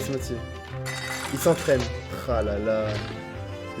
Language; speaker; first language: French; native; French